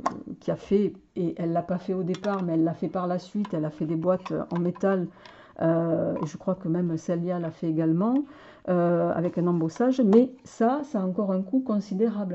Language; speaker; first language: French; native; French